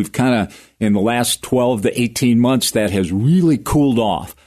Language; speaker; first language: English; native; English